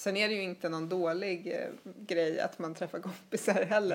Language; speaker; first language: Swedish; native; Swedish